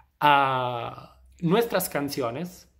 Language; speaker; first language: Spanish; non-native, fluent; Italian